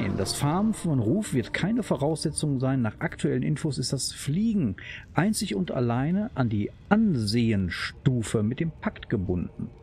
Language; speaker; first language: German; native; German